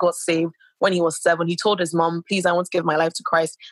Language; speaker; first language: English; non-native, local second language; Yoruba